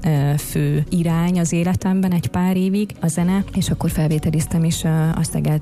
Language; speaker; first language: Hungarian; native; Hungarian